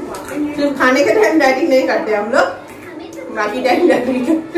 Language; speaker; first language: Hindi; native; Hindi